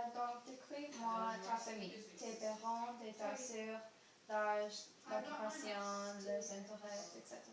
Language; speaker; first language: French; non-native, learner; English